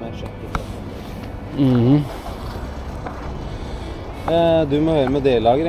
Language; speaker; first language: Norwegian; native; Norwegian